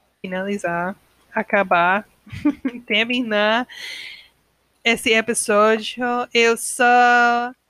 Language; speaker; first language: Portuguese; non-native, learner; English